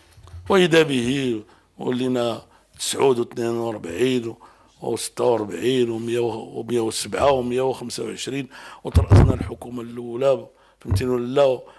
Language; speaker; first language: Arabic; native; Arabic